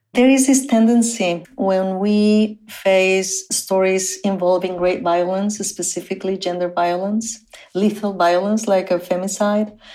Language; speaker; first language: English; non-native, fluent; Spanish